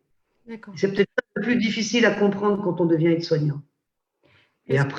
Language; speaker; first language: French; native; French